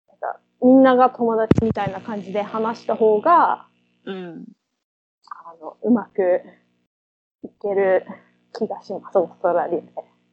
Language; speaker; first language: Japanese; non-native, fluent; English